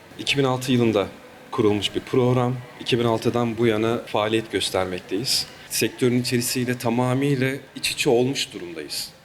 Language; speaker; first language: Turkish; native; Turkish